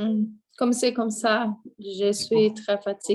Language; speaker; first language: French; non-native, learner; Portuguese